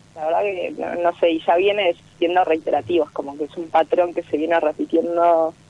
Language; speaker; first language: Spanish; native; Spanish